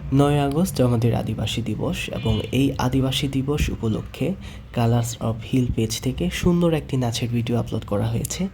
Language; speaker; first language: Bangla; non-native, local second language; Chakma